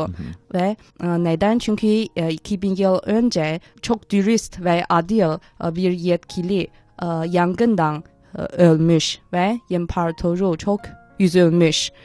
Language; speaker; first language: Turkish; non-native, fluent; Chinese